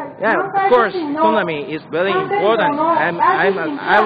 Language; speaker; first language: English; non-native, learner; Japanese